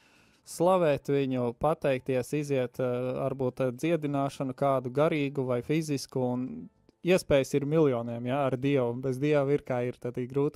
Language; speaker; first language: Latvian; native; Latvian